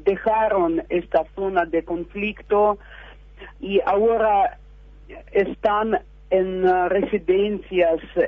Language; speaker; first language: Spanish; non-native, fluent; Russian